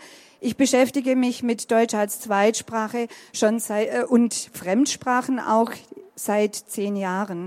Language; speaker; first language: German; native; German